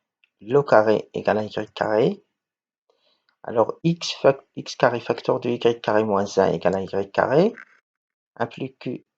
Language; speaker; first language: French; non-native, local second language; Arabic